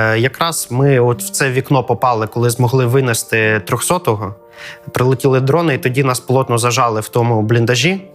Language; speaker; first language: Ukrainian; native; Ukrainian